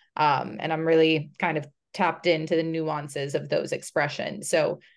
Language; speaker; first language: English; native; English